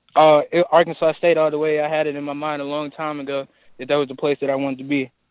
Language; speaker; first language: English; native; English